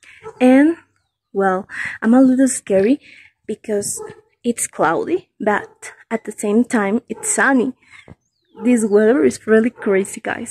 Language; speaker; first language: English; non-native, learner; Spanish